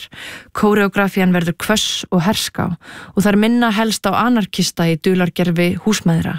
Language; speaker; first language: Icelandic; native; Icelandic